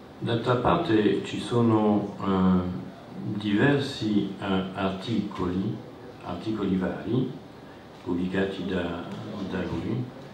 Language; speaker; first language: Italian; non-native, fluent; French